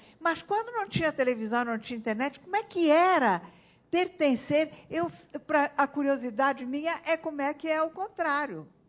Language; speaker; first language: Portuguese; early bilingual, other home language; Italian